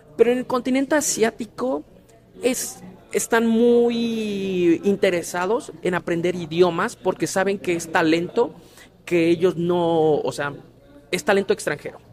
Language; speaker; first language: Spanish; native; Spanish